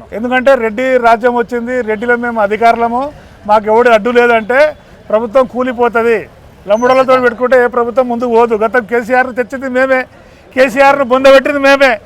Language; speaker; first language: Telugu; non-native, local second language; Lambadi